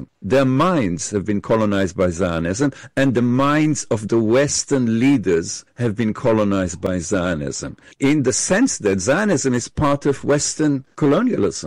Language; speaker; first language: English; non-native, fluent; Hebrew